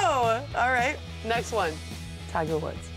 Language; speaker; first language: English; native; English